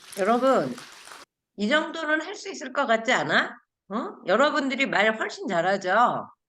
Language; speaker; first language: Korean; native; Korean